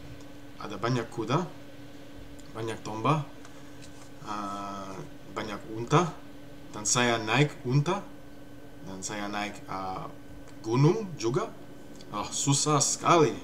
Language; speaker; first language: Indonesian; non-native, learner; English